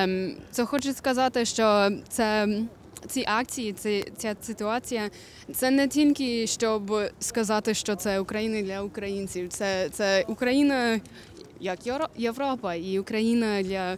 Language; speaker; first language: Ukrainian; non-native, learner; English